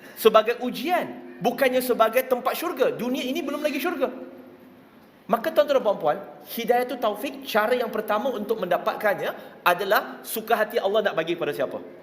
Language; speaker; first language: Malay; non-native, local second language; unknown